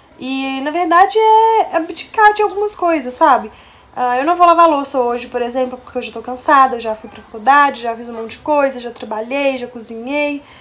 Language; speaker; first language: Portuguese; native; Portuguese